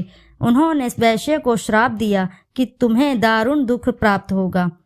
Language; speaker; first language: Hindi; native; Hindi